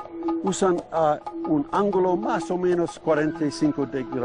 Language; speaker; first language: Spanish; non-native, learner; English